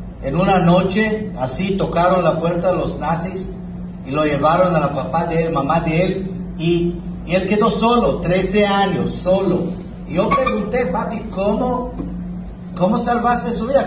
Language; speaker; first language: Spanish; non-native, fluent; Hebrew